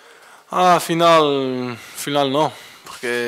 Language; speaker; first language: Spanish; non-native, fluent; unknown